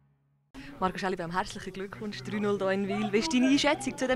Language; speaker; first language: German; native; German